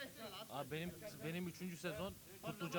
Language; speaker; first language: Turkish; native; Turkish